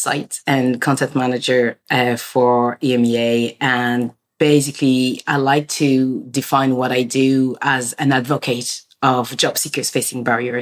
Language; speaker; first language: English; non-native, fluent; French